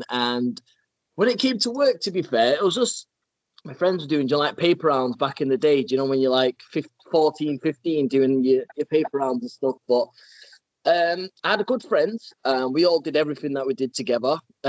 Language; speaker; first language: English; native; English